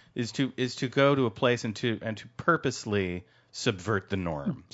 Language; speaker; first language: English; native; English